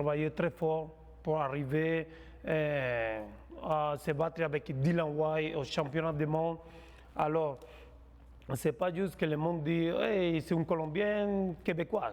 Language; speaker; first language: French; non-native, fluent; Spanish